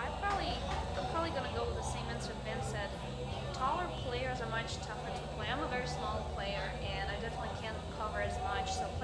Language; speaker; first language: English; non-native, fluent; Russian